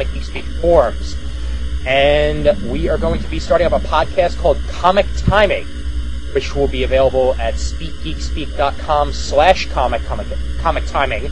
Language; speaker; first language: English; native; English